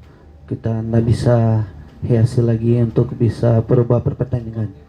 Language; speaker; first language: Indonesian; non-native, fluent; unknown